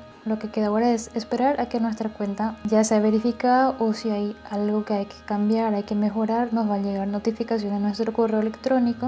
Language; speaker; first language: Spanish; native; Spanish